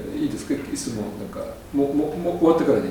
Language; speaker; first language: Japanese; native; Japanese